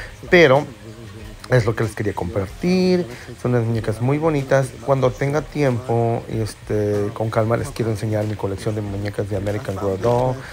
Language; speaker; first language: Spanish; native; Spanish